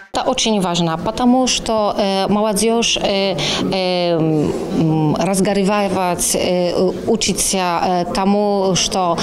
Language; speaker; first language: Russian; non-native, learner; Polish